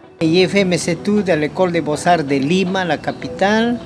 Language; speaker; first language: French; non-native, learner; Spanish